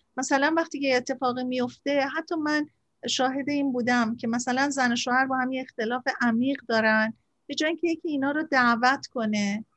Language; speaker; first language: Persian; native; Persian